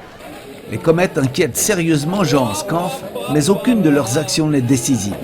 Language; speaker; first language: French; native; French